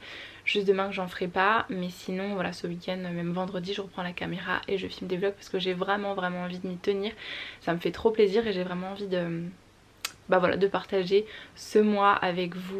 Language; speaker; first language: French; native; French